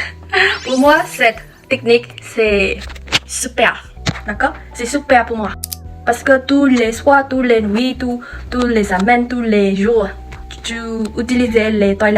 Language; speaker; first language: French; non-native, learner; Khmer